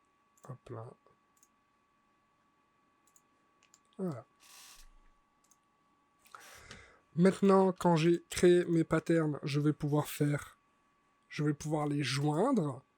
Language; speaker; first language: French; native; French